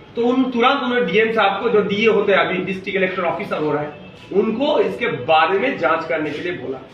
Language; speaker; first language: Hindi; non-native, local second language; Bangla